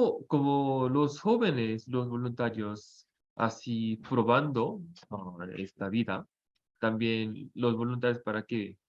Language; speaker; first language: Spanish; non-native, fluent; Korean